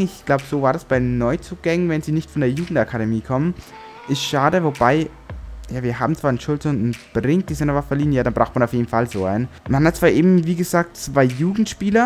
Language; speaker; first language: German; native; German